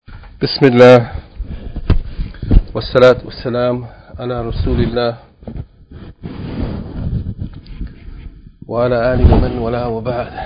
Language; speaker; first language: Arabic; non-native, fluent; English